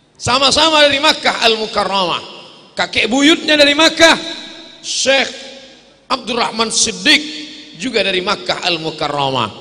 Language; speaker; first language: Indonesian; native; Indonesian